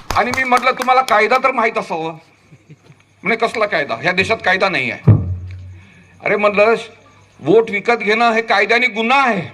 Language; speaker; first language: Marathi; native; Marathi